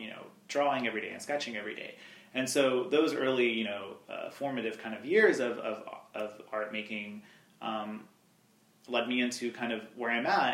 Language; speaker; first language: English; native; English